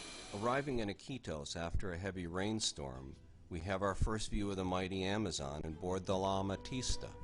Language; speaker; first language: English; native; English